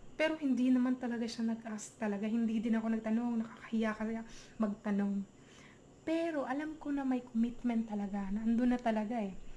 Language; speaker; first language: Filipino; non-native, local second language; Cebuano